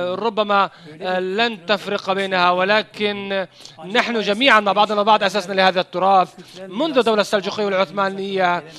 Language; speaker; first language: Arabic; non-native, fluent; Turkish